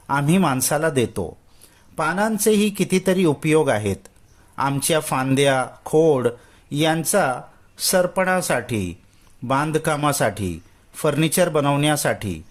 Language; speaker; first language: Marathi; non-native, local second language; Urdu